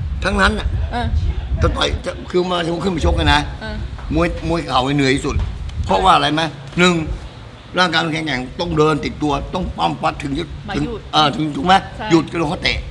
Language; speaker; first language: Thai; native; Thai